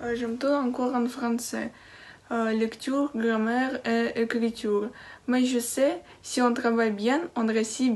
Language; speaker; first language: French; non-native, learner; Russian